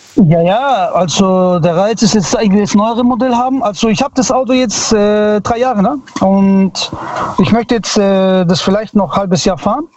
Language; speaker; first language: German; early bilingual, other home language; Italian